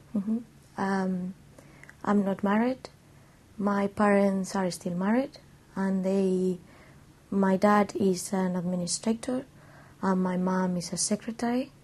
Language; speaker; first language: English; non-native, fluent; Spanish